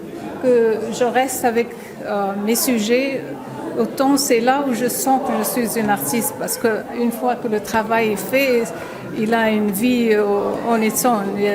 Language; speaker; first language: French; non-native, local second language; Arabic